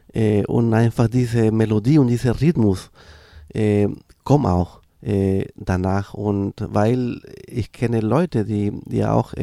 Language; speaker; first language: German; non-native, fluent; Spanish